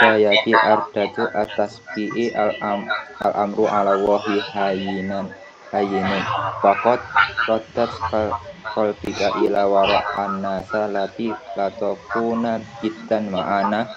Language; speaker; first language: Arabic; non-native, learner; Indonesian